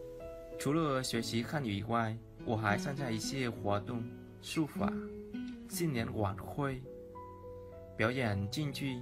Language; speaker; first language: Chinese; non-native, learner; Vietnamese